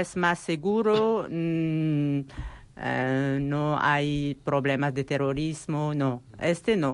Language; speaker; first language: Spanish; non-native, learner; Arabic